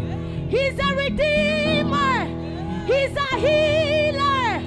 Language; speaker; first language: English; non-native, local second language; Akan